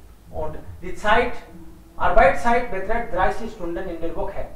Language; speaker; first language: German; non-native, fluent; Hindi